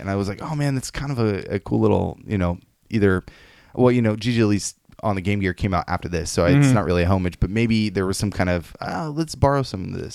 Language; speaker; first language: English; native; English